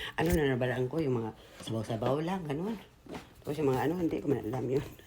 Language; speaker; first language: Filipino; non-native, local second language; Waray